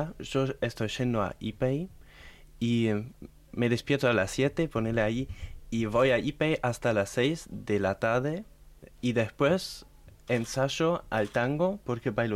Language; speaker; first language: Spanish; non-native, fluent; German